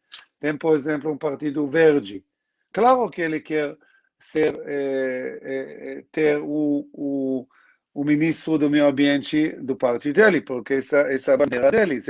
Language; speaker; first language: Portuguese; non-native, learner; Hebrew